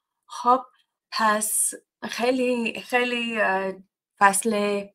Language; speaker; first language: Persian; non-native, fluent; English